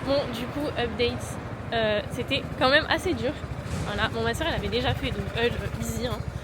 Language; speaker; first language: French; native; French